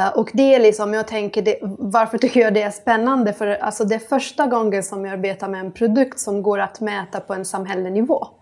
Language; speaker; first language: Swedish; non-native, fluent; Italian